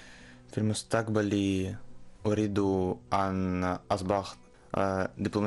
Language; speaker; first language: Arabic; non-native, learner; Russian